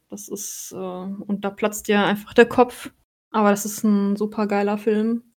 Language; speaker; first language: German; native; German